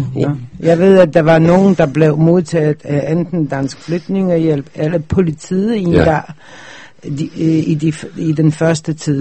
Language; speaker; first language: Danish; non-native, fluent; Polish